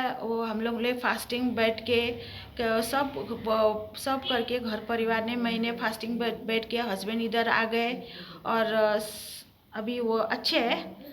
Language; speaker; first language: Hindi; early bilingual, heritage; Hindi